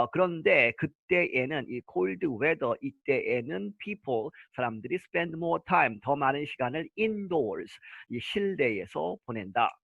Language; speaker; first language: Korean; native; Korean